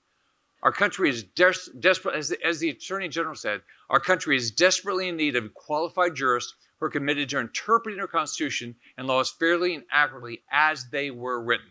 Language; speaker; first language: English; native; English